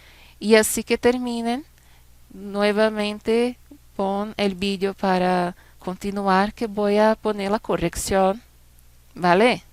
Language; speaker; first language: Spanish; non-native, fluent; Portuguese